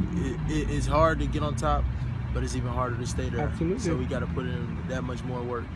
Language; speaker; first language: English; native; English